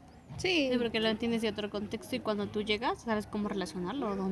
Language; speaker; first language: Spanish; native; Spanish